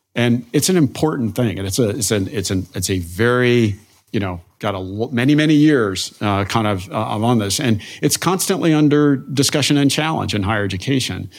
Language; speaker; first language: English; native; English